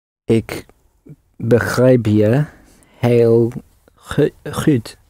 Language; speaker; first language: Dutch; non-native, learner; English